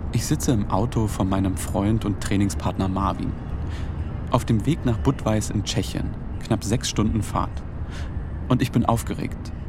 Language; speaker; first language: German; native; German